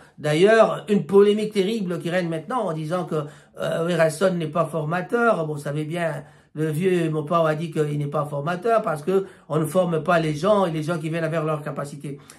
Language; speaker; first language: French; non-native, local second language; Lingala